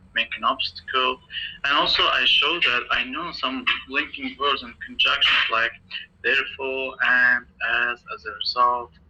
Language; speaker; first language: English; non-native, fluent; Azerbaijani